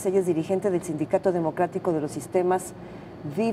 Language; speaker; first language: Spanish; native; Spanish